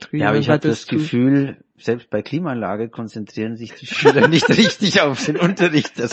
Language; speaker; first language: German; native; German